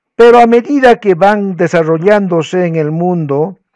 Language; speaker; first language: Spanish; non-native, local second language; Quechua